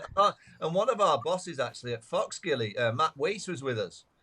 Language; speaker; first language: English; native; English